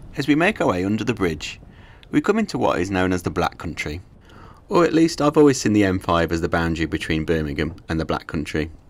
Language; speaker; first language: English; native; English